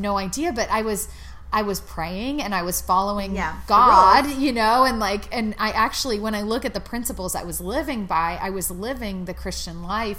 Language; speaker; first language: English; native; English